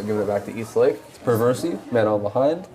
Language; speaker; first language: English; native; English